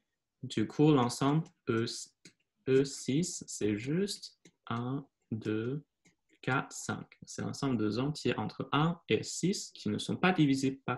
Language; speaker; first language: French; non-native, fluent; Chinese